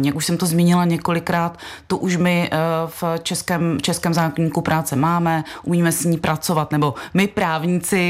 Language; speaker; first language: Czech; native; Czech